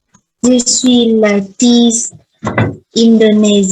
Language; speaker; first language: French; non-native, learner; Vietnamese